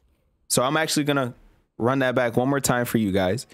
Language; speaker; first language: English; native; English